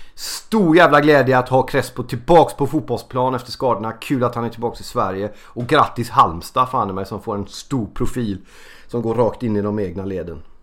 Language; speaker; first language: Swedish; native; Swedish